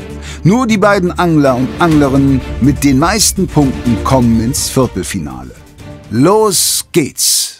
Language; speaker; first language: German; native; German